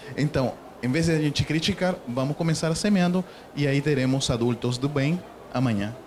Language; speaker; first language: Portuguese; non-native, fluent; Spanish